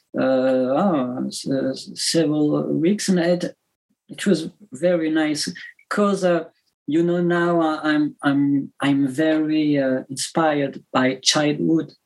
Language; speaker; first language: English; non-native, learner; French